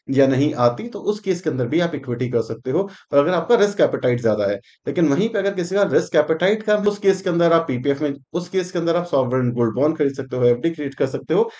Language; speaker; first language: Hindi; native; Hindi